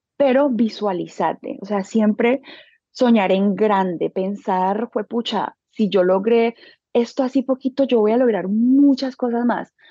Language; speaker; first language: Spanish; native; Spanish